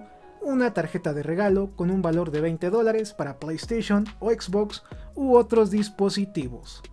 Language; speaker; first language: Spanish; native; Spanish